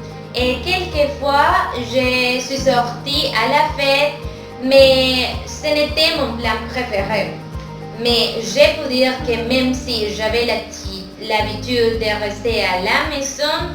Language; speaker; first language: French; non-native, fluent; Spanish